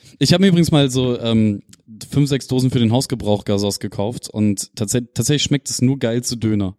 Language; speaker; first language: German; native; German